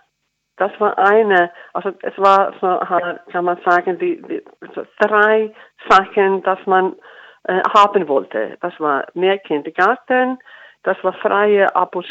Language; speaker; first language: German; non-native, fluent; Icelandic